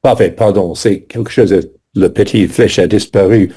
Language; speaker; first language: French; non-native, fluent; English